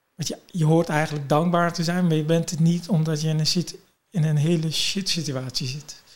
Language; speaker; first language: Dutch; non-native, fluent; Kurdish